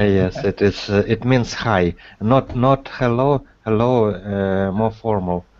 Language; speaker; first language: English; non-native, learner; Russian